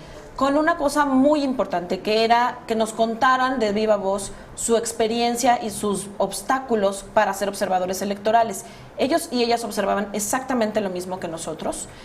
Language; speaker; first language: Spanish; native; Spanish